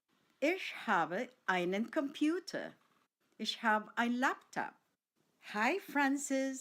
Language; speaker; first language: German; non-native, fluent; Filipino